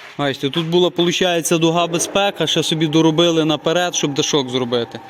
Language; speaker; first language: Ukrainian; native; Ukrainian